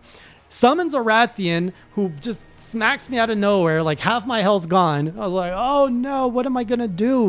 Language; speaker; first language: English; native; English